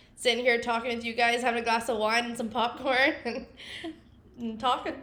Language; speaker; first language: English; native; English